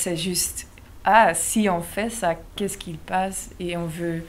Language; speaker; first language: French; non-native, local second language; Dutch